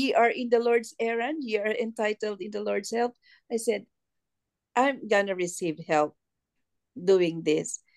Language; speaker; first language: English; non-native, local second language; Filipino